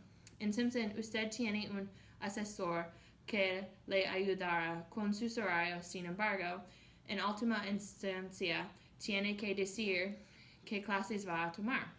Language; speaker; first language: Spanish; non-native, learner; English